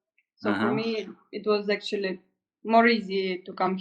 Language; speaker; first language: English; non-native, learner; Russian